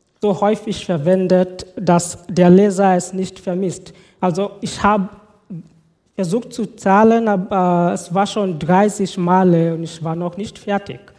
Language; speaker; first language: German; non-native, fluent; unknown